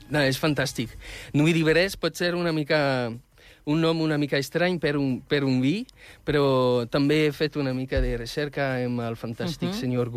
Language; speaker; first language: Catalan; non-native, fluent; French